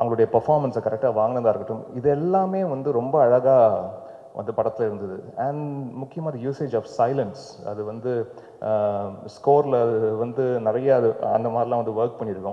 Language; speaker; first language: Tamil; native; Tamil